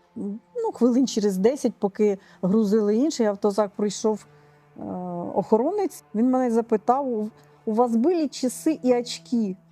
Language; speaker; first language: Ukrainian; native; Ukrainian